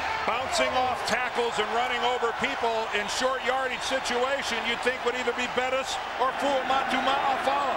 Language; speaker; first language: English; native; English